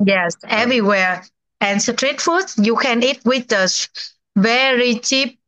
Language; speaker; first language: English; non-native, learner; Vietnamese